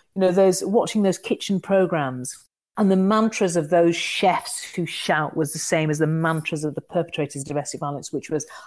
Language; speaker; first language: English; native; English